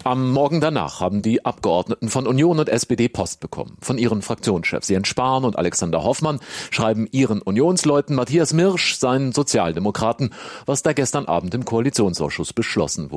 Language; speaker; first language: German; native; German